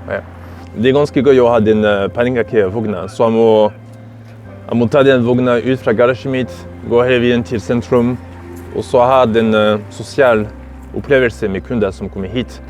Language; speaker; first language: Norwegian; non-native, fluent; French